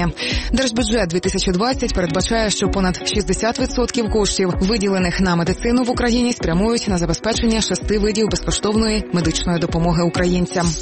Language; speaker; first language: Ukrainian; native; Ukrainian